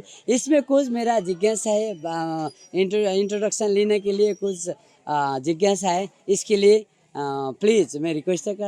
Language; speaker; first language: Hindi; non-native, learner; Nepali